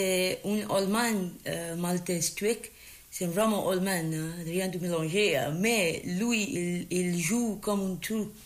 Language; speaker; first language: French; non-native, learner; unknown